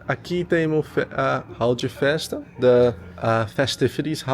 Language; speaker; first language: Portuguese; non-native, learner; English